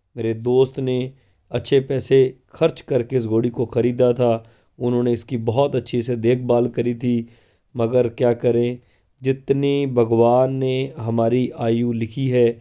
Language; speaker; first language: Hindi; non-native, local second language; Punjabi